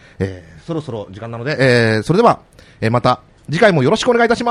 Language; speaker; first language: Japanese; native; Japanese